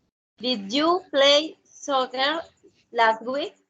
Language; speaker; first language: English; non-native, learner; Spanish